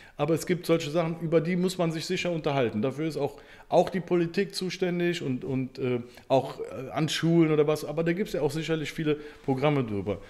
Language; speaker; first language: German; native; German